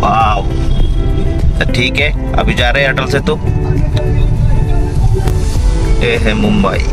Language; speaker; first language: Hindi; non-native, local second language; Bangla